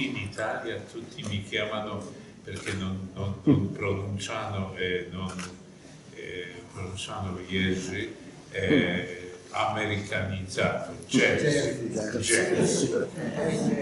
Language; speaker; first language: Italian; non-native, fluent; Polish